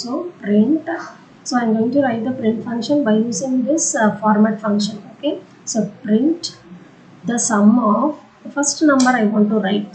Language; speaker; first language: English; non-native, local second language; Tamil